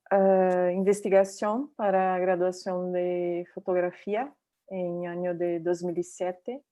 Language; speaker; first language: Spanish; non-native, learner; Portuguese